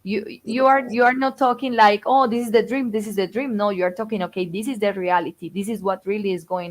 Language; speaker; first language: English; non-native, fluent; Spanish